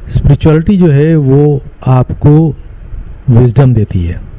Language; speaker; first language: Hindi; native; Hindi